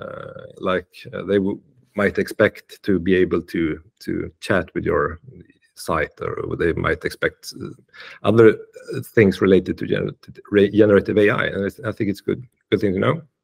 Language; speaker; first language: English; non-native, fluent; Swedish